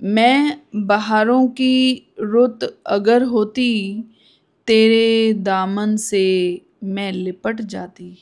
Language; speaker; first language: Hindi; non-native, local second language; Punjabi